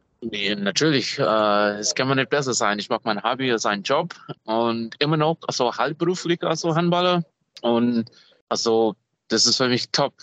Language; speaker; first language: German; non-native, fluent; English